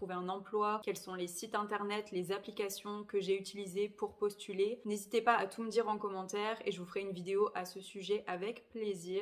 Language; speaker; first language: French; native; French